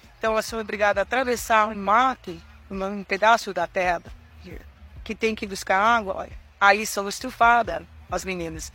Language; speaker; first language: Portuguese; native; Portuguese